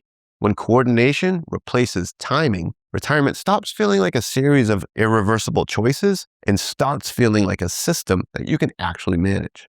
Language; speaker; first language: English; native; English